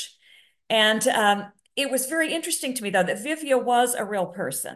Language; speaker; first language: English; native; English